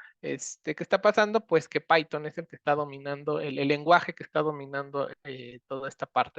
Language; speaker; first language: Spanish; native; Spanish